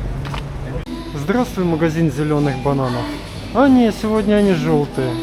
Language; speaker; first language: Russian; native; Russian